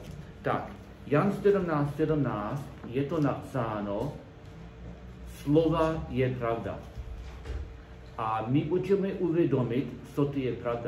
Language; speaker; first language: Czech; non-native, learner; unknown